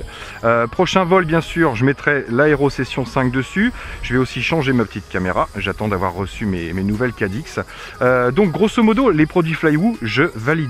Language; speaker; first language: French; native; French